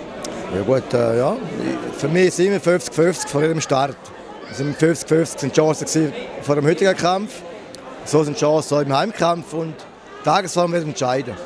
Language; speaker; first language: German; native; German